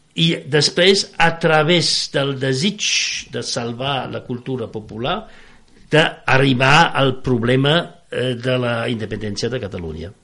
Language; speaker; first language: Catalan; non-native, fluent; French